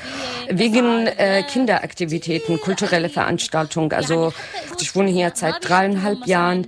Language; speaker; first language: German; non-native, learner; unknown